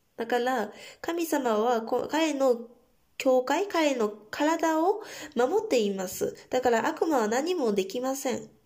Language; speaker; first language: Japanese; non-native, fluent; Korean